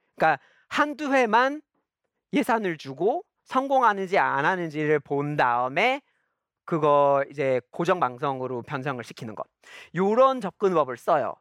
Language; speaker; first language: Korean; non-native, fluent; English